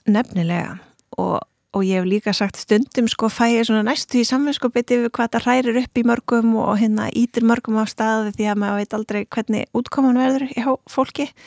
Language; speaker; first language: Icelandic; native; Icelandic